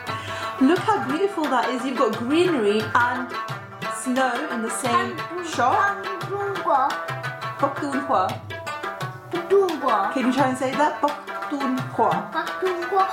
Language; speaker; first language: English; early bilingual, other home language; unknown